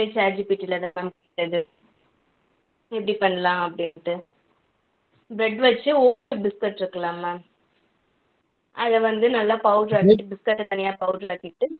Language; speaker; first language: Tamil; native; Tamil